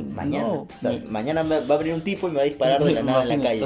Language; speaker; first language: Spanish; native; Spanish